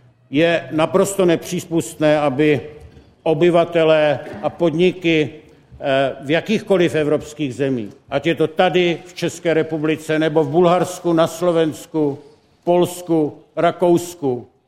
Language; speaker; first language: Czech; native; Czech